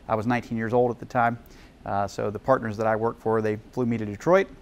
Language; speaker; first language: English; native; English